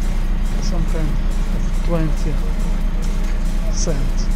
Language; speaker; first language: English; non-native, learner; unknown